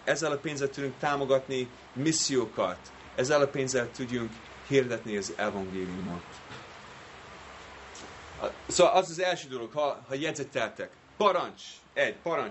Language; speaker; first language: Hungarian; non-native, fluent; English